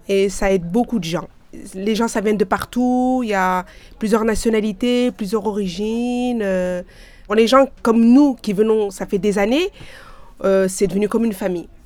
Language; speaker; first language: French; early bilingual, other home language; Arabic